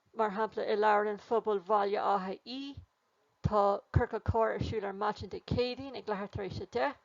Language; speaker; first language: Irish; non-native, local second language; English